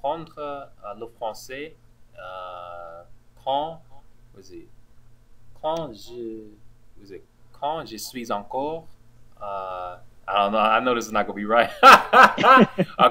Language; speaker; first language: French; non-native, learner; English